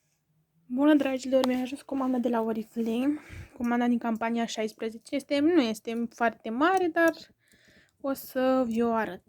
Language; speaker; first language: Romanian; native; Romanian